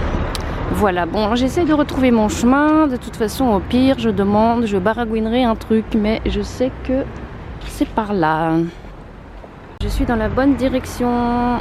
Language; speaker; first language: French; native; French